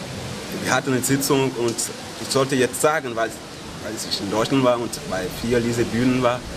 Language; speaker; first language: German; non-native, fluent; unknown